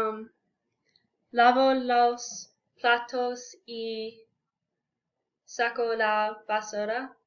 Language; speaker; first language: Spanish; non-native, learner; English